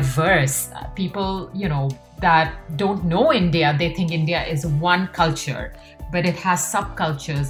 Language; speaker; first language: English; non-native, local second language; Hindi